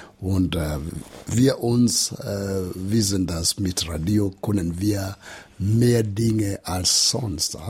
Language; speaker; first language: German; non-native, learner; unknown